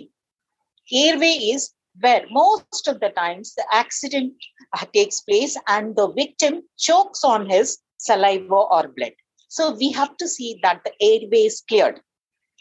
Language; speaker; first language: English; non-native, local second language; Telugu